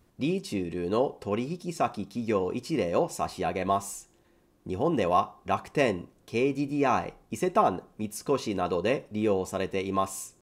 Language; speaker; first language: Japanese; non-native, fluent; English